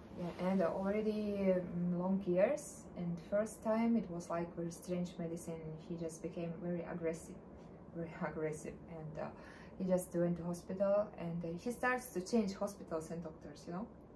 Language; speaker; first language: English; non-native, learner; Russian